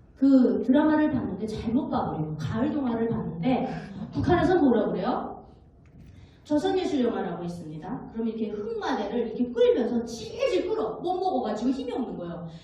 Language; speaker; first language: Korean; native; Korean